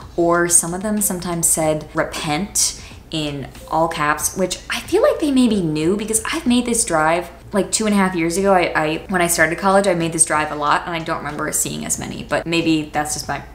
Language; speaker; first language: English; native; English